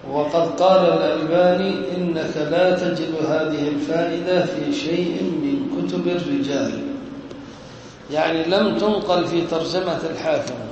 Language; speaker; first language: Arabic; native; Arabic